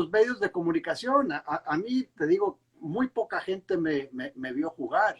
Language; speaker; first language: Spanish; native; Spanish